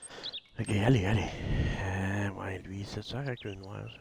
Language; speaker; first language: French; native; French